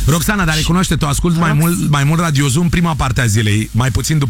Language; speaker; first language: Romanian; native; Romanian